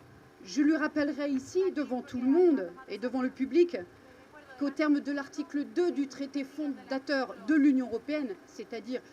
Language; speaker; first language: French; native; French